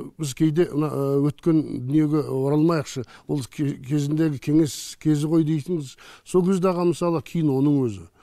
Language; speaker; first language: Kazakh; native; Kazakh